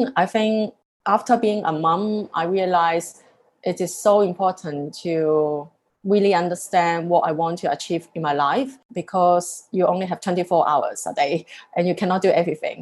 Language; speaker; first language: English; non-native, local second language; Cantonese